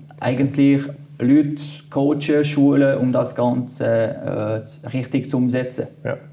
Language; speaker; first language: German; non-native, local second language; French